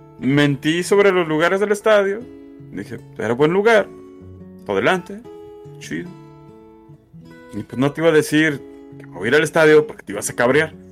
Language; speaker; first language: Spanish; native; Spanish